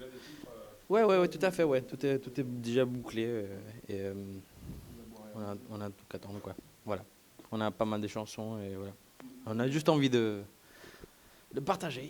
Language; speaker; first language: French; non-native, fluent; Spanish